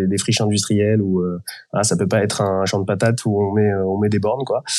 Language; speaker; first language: French; native; French